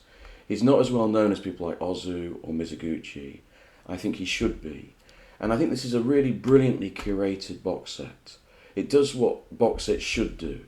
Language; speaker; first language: English; native; English